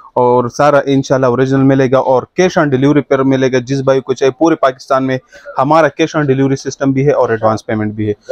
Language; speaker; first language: Urdu; non-native, local second language; Pashto